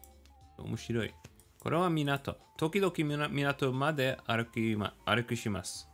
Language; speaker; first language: Japanese; non-native, learner; English